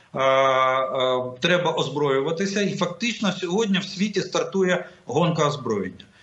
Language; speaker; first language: Ukrainian; non-native, local second language; Russian